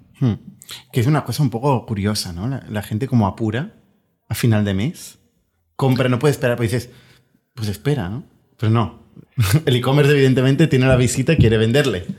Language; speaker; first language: Spanish; non-native, local second language; Catalan